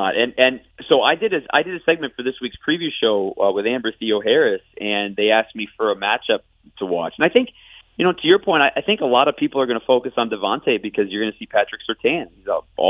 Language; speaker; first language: English; native; English